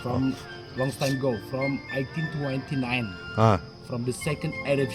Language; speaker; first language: English; non-native, learner; Sundanese